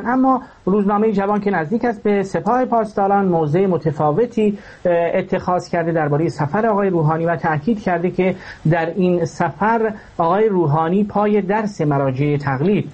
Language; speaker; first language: Persian; native; Persian